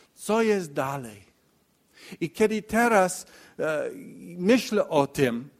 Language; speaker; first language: Polish; non-native, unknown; English